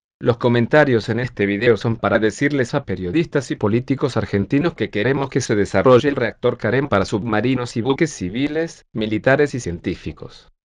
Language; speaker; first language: Spanish; native; Spanish